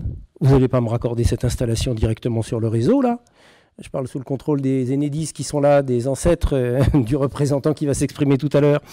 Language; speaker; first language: French; native; French